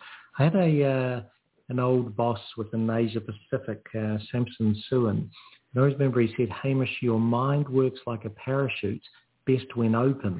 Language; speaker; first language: English; native; English